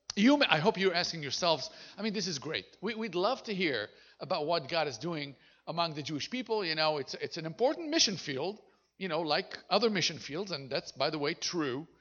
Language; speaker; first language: English; non-native, fluent; Hebrew